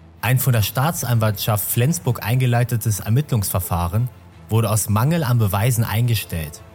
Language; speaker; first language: German; native; German